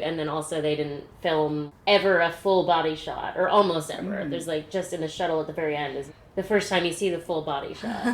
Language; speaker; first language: English; native; English